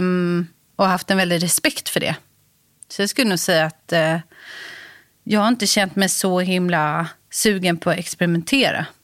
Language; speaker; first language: Swedish; native; Swedish